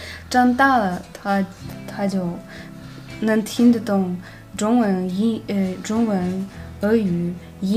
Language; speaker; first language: Chinese; non-native, fluent; Russian